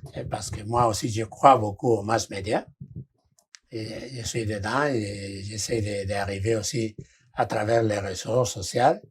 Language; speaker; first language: French; non-native, fluent; Spanish